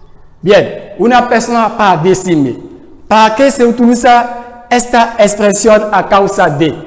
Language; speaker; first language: Spanish; non-native, fluent; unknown